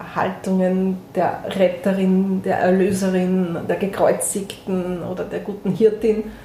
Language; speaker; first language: German; native; German